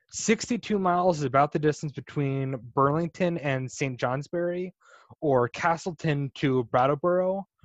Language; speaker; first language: English; native; English